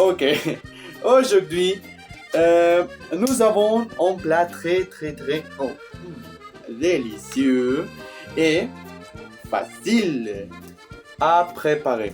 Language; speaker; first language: French; non-native, learner; Spanish